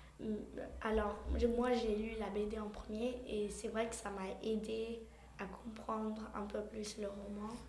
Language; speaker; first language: French; early bilingual, heritage; French